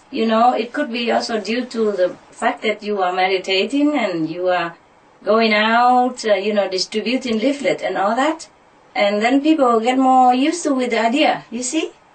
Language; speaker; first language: English; non-native, fluent; Vietnamese